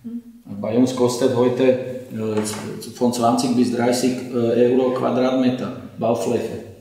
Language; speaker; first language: German; non-native, learner; Slovak